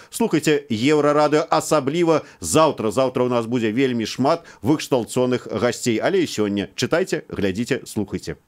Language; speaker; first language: Belarusian; native; Belarusian